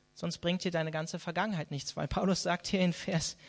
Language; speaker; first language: German; native; German